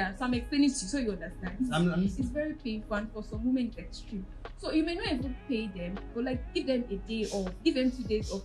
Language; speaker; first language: English; non-native, local second language; Yoruba